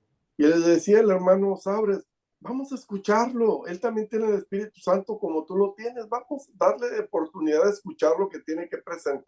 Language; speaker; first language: Spanish; native; Spanish